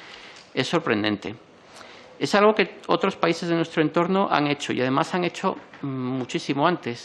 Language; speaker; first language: Spanish; native; Spanish